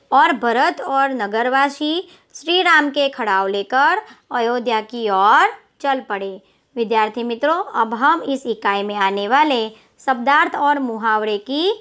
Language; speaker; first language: Hindi; non-native, local second language; Gujarati